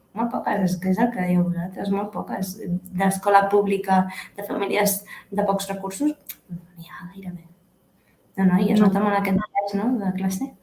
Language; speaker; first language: Catalan; early bilingual, other home language; Arabic